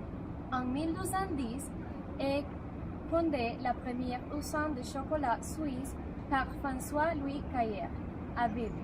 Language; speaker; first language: French; non-native, learner; Spanish